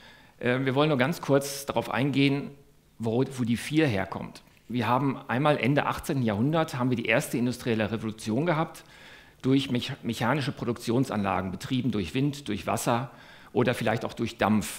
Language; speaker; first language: German; native; German